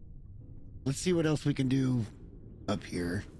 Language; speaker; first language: English; native; English